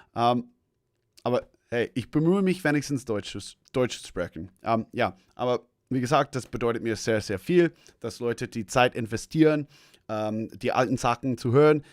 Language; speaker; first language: German; non-native, fluent; English